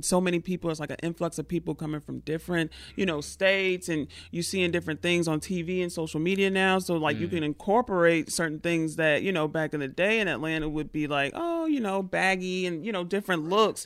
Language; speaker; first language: English; native; English